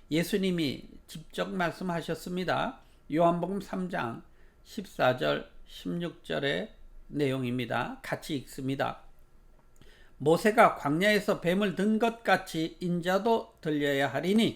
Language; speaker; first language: Korean; native; Korean